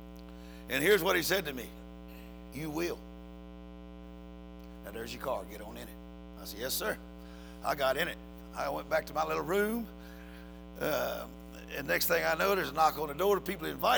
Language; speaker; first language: English; native; English